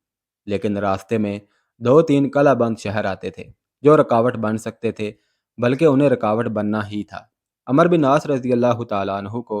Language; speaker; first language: Urdu; native; Urdu